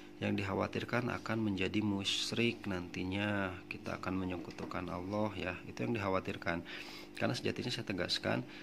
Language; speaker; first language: Indonesian; non-native, local second language; Sundanese